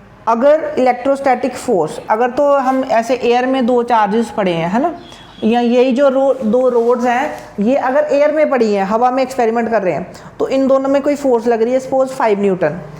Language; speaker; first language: Hindi; non-native, local second language; Punjabi